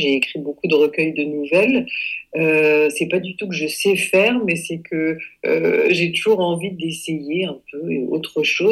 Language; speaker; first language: French; native; French